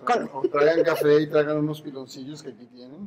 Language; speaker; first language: Spanish; native; Spanish